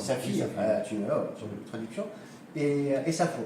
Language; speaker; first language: French; native; French